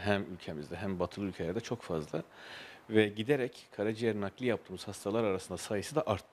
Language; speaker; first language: Turkish; native; Turkish